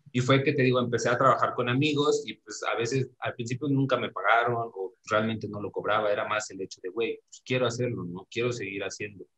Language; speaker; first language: Spanish; native; Spanish